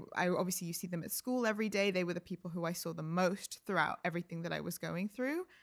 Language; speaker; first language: English; native; English